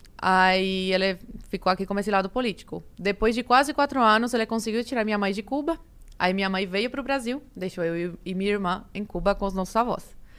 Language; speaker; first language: Portuguese; early bilingual, other home language; Spanish